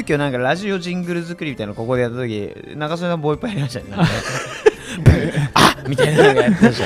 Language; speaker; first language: Japanese; native; Japanese